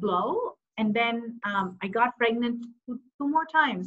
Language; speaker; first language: English; non-native, local second language; Tamil